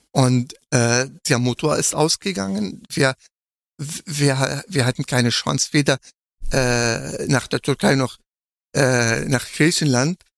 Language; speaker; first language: German; non-native, fluent; Arabic